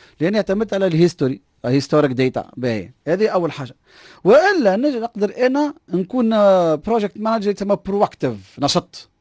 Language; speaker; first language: Arabic; native; Arabic